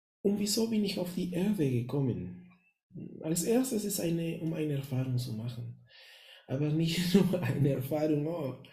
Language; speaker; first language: German; non-native, fluent; Spanish